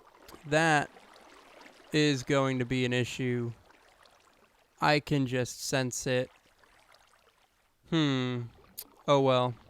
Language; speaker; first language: English; native; English